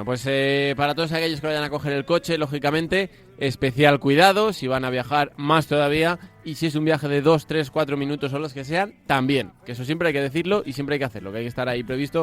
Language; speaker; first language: Spanish; native; Spanish